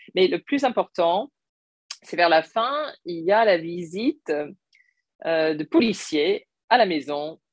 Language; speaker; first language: French; non-native, fluent; English